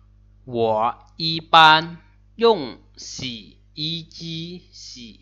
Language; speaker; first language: Chinese; non-native, fluent; Lao